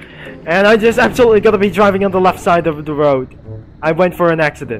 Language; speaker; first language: English; non-native, learner; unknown